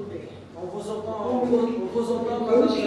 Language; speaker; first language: French; non-native, local second language; Arabic